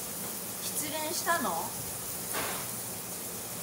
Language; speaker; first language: Japanese; non-native, learner; Korean